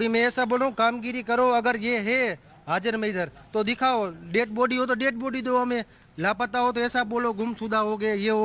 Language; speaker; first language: Hindi; non-native, local second language; Gujarati